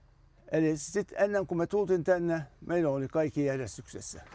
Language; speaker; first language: Finnish; non-native, fluent; Turkish